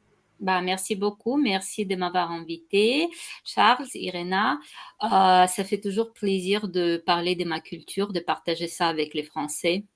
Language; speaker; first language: French; non-native, fluent; Ukrainian